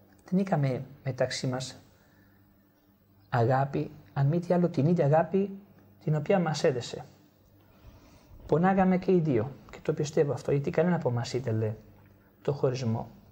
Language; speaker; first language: Greek; non-native, fluent; Italian